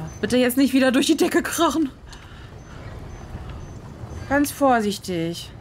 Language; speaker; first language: German; native; German